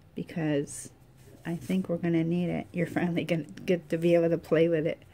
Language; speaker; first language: English; native; English